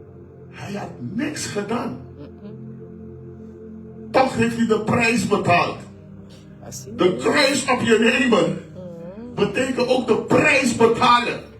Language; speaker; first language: Dutch; non-native, fluent; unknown